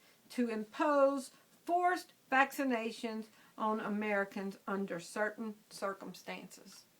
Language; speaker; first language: English; native; English